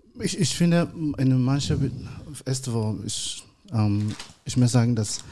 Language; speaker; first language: German; non-native, learner; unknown